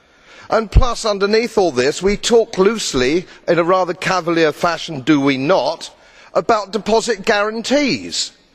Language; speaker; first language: English; native; English